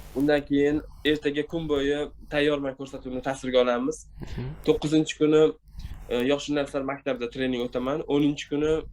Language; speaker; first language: Uzbek; non-native, local second language; Tajik